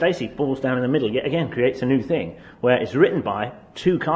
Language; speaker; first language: English; native; English